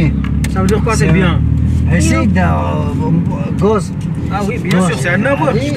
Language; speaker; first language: French; non-native, learner; Tajik